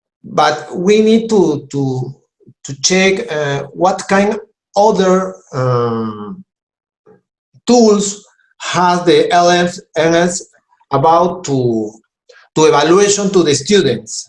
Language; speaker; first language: English; non-native, learner; Spanish